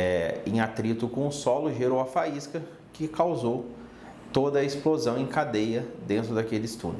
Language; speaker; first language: Portuguese; native; Portuguese